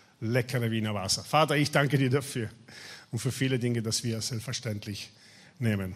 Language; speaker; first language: German; non-native, fluent; Italian